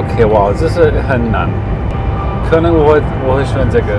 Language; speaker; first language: Chinese; non-native, fluent; German